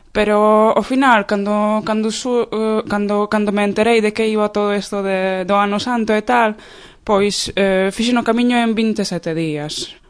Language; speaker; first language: Galician; non-native, fluent; Polish